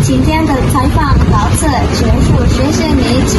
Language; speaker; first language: Chinese; non-native, learner; Indonesian